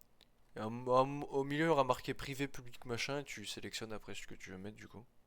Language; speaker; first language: French; native; French